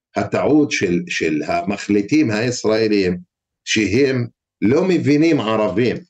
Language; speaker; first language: Hebrew; non-native, fluent; Arabic